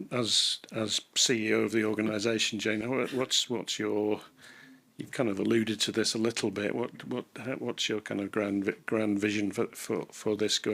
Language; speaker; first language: English; native; English